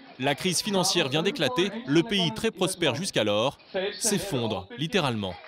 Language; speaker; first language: French; native; French